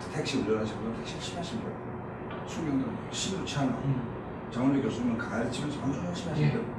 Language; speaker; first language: Korean; native; Korean